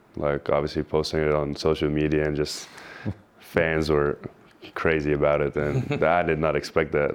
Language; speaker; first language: English; non-native, fluent; Arabic